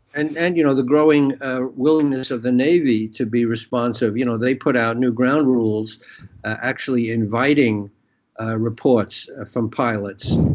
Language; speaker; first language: English; native; English